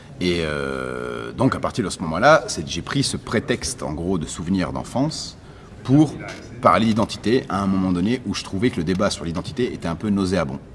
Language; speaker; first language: French; early bilingual, other home language; Arabic